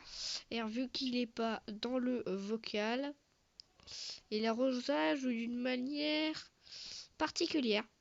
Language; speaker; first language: French; native; French